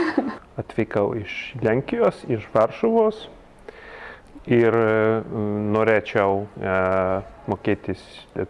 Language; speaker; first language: Lithuanian; non-native, learner; Polish